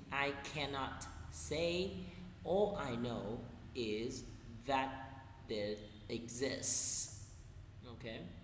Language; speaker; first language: English; non-native, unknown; Vietnamese